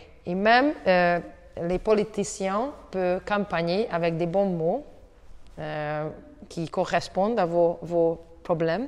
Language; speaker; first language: French; non-native, learner; Hungarian